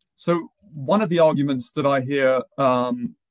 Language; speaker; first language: English; native; English